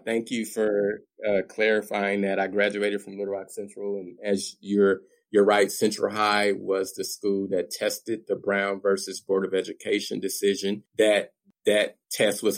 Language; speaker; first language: English; native; English